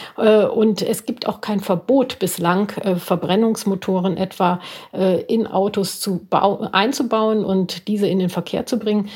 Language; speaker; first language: German; native; German